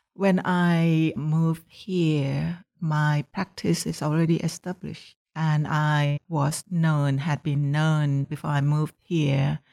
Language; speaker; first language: English; non-native, fluent; Thai